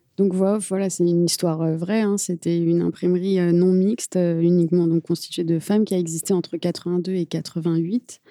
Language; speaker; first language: French; native; French